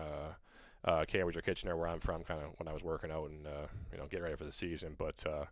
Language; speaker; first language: English; native; English